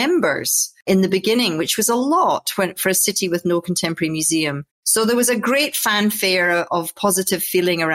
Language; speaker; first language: English; native; English